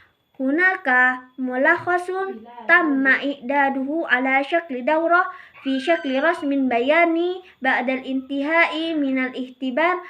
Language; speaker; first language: Arabic; non-native, learner; Indonesian